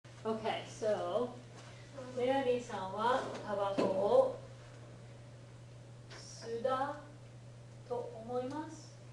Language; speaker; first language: Japanese; non-native, fluent; English